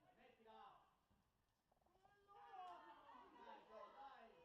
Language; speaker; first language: Italian; native; Italian